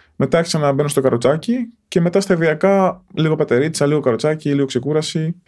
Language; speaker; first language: Greek; native; Greek